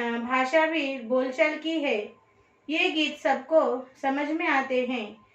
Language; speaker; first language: Hindi; non-native, local second language; Telugu